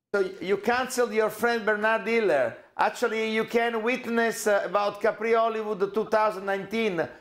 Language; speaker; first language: English; non-native, fluent; Italian